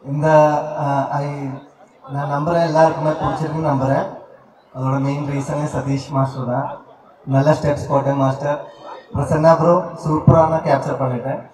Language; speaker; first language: Tamil; non-native, learner; Malayalam